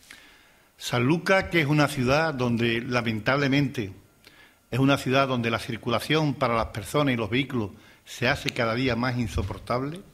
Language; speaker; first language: Spanish; native; Spanish